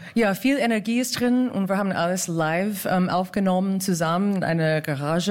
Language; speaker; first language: German; non-native, learner; English